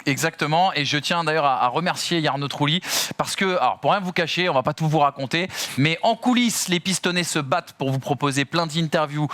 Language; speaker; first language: French; native; French